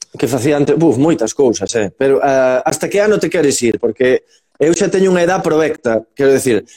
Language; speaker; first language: Galician; native; Galician